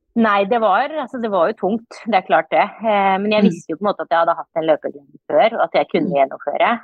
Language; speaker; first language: Norwegian; early bilingual, other home language; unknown